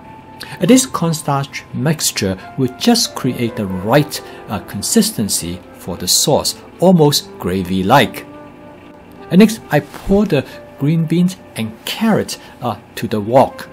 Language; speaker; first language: English; non-native, fluent; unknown